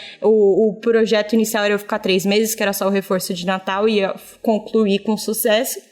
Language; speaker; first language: Portuguese; native; Portuguese